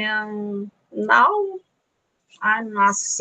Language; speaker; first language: English; non-native, learner; Portuguese